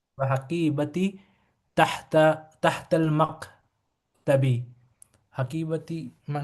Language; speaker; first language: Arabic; non-native, learner; Hindi